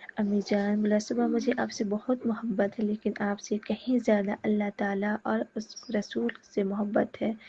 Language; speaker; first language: Urdu; native; Urdu